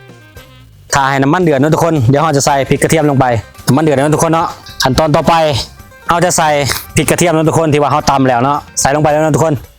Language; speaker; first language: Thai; non-native, local second language; Northeastern Thai